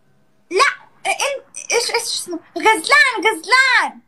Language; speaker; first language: Arabic; non-native, learner; Turkish